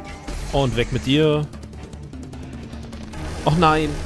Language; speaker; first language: German; native; German